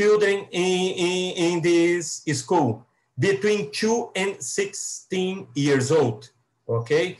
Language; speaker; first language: English; non-native, learner; Portuguese